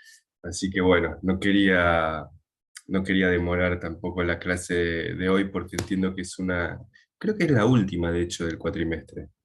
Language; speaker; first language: Spanish; native; Spanish